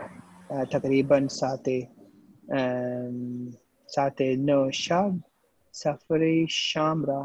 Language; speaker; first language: Persian; non-native, learner; Urdu